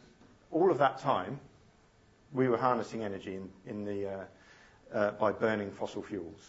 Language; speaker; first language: English; native; English